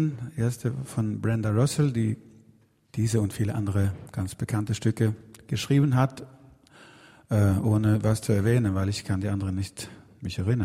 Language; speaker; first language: German; non-native, learner; Swedish